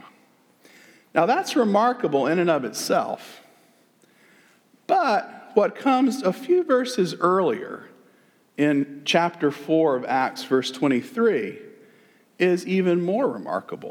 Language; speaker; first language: English; native; English